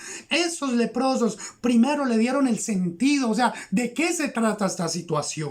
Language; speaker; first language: Spanish; native; Spanish